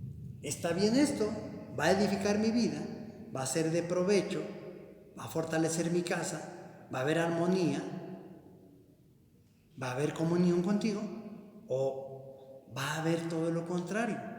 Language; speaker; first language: Spanish; native; Spanish